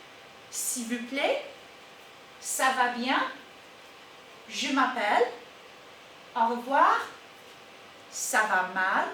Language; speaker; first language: French; non-native, fluent; English